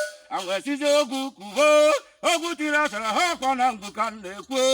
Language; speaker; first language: Igbo; native; Igbo